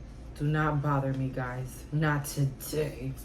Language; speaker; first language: English; native; English